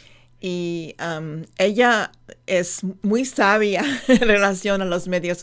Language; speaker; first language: Spanish; non-native, fluent; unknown